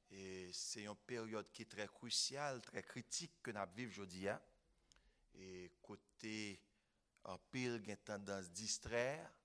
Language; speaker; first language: French; non-native, local second language; Haitian Creole